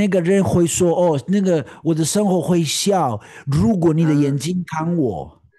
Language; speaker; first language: Chinese; non-native, learner; Spanish